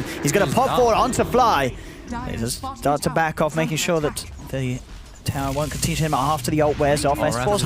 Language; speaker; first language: English; native; English